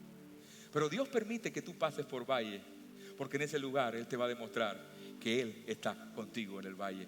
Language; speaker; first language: Spanish; native; Spanish